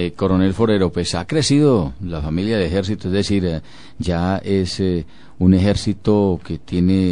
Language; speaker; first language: Spanish; native; Spanish